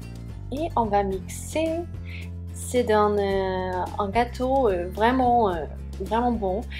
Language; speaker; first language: French; non-native, fluent; Swedish